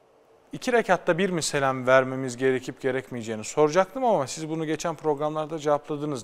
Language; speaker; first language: Turkish; native; Turkish